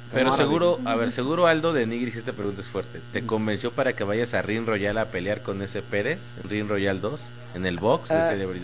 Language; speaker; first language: Spanish; native; Spanish